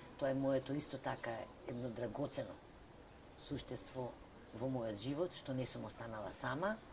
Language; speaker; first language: Macedonian; native; Macedonian